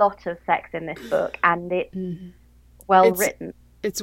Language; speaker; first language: English; native; English